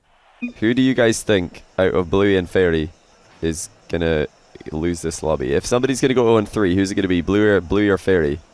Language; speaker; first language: English; native; English